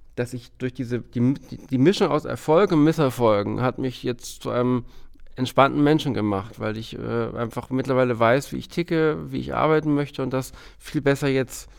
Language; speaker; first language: German; native; German